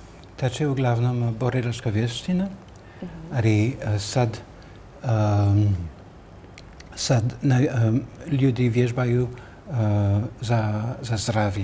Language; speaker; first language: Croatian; non-native, learner; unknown